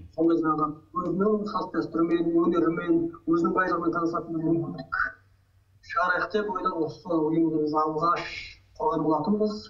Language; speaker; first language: Kazakh; early bilingual, heritage; Kazakh